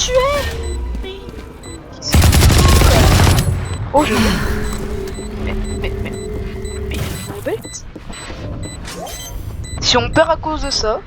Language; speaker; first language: French; native; French